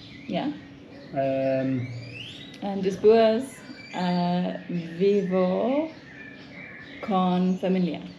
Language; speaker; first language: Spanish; non-native, learner; English